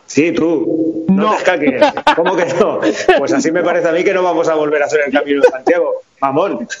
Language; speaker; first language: Spanish; native; Spanish